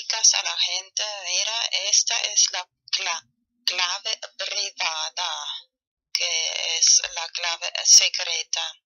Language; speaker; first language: Spanish; non-native, fluent; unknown